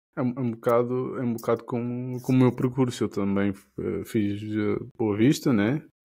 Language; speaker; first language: Portuguese; non-native, local second language; Kabuverdianu